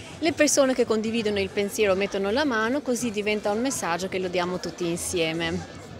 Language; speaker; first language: Italian; non-native, fluent; Albanian